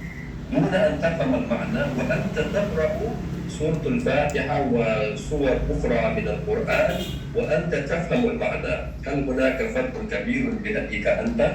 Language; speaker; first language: Arabic; non-native, fluent; Chechen